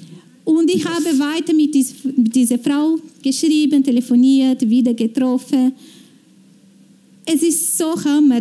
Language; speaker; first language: German; non-native, fluent; Portuguese